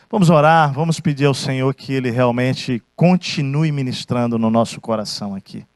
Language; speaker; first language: Portuguese; native; Portuguese